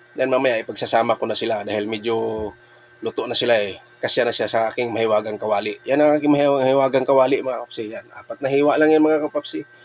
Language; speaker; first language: Filipino; non-native, local second language; Cebuano